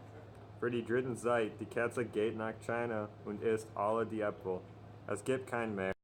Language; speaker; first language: German; non-native, learner; English